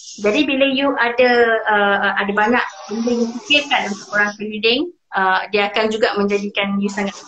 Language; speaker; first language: Malay; native; Malay